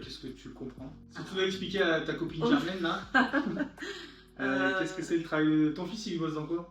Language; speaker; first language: French; native; French